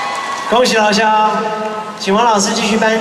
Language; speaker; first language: Chinese; native; Chinese